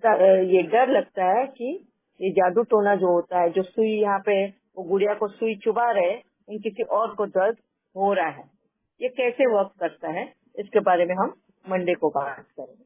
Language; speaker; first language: Hindi; native; Hindi